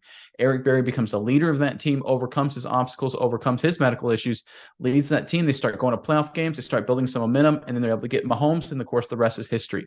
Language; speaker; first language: English; native; English